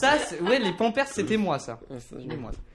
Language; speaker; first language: French; native; French